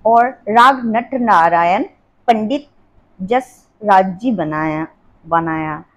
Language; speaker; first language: Hindi; non-native, local second language; Assamese